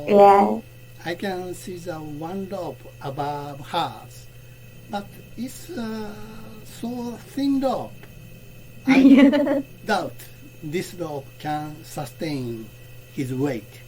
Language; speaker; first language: English; non-native, learner; Japanese